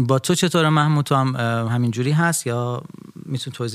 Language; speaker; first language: German; non-native, learner; Persian